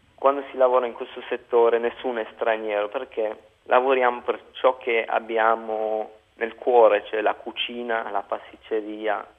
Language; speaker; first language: Italian; non-native, fluent; Albanian